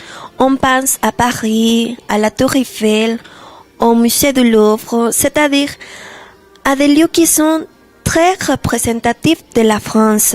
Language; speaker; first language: French; non-native, learner; Spanish